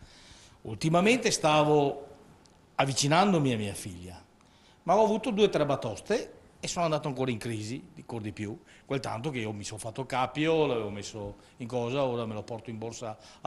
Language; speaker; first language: Italian; native; Italian